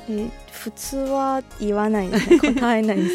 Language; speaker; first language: Japanese; non-native, fluent; Chinese